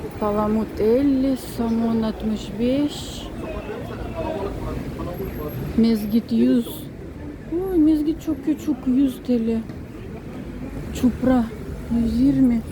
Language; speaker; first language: Turkish; non-native, fluent; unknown